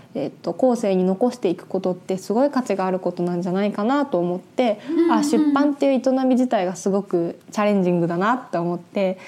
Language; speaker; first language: Japanese; native; Japanese